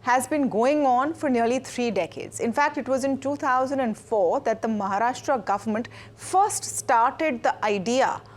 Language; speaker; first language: English; non-native, local second language; Hindi